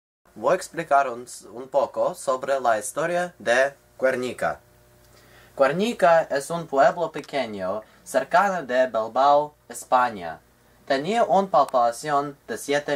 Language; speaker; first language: Spanish; non-native, learner; English